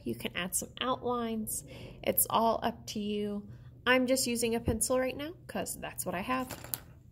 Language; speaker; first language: English; native; English